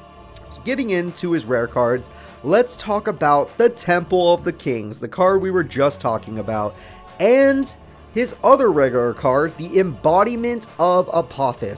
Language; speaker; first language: English; native; English